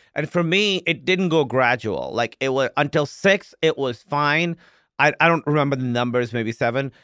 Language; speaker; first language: English; non-native, local second language; Urdu